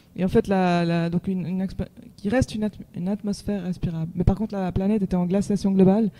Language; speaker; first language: French; native; French